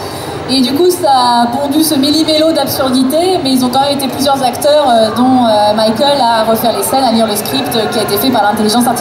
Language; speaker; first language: French; native; French